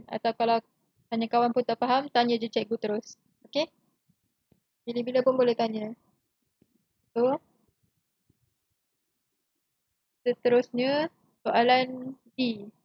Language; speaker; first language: Malay; native; Malay